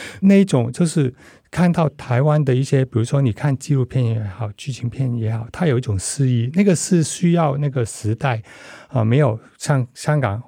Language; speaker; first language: Chinese; non-native, local second language; Cantonese